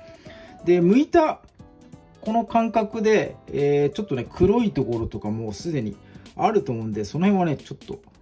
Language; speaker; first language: Japanese; native; Japanese